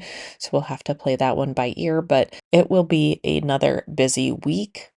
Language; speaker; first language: English; native; English